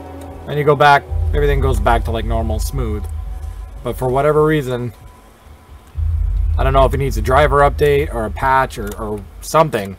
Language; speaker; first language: English; native; English